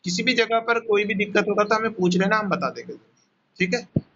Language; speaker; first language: Hindi; non-native, local second language; Bangla